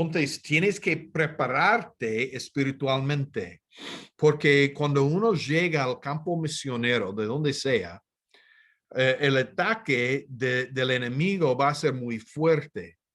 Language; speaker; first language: Spanish; non-native, fluent; English